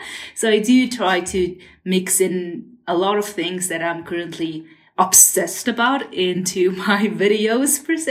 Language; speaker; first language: English; non-native, fluent; Mongolian